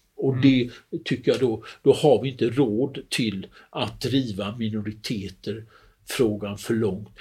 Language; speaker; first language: Swedish; native; Swedish